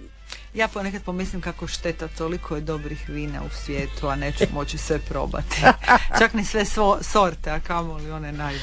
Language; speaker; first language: Serbian; native; Serbian